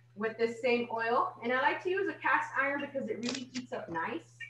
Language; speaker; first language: English; native; English